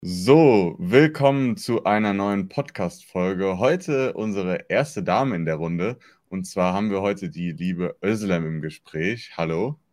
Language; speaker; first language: German; native; German